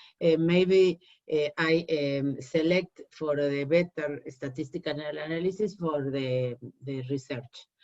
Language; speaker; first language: English; non-native, learner; Spanish